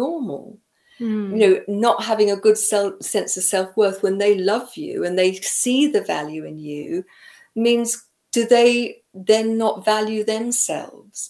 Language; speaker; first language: English; native; English